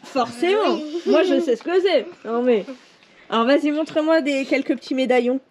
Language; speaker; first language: French; native; French